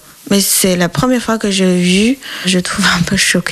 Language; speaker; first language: French; non-native, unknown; Chinese